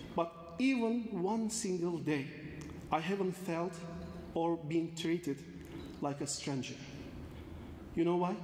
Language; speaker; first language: English; non-native, fluent; Turkish